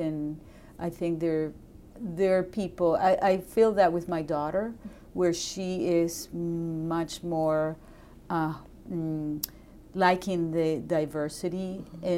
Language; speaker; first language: English; non-native, fluent; Spanish